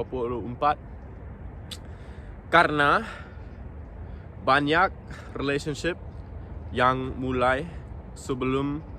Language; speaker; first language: Indonesian; non-native, local second language; English